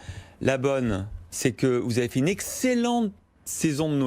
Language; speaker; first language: French; native; French